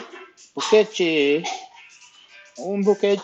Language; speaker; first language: Portuguese; non-native, learner; English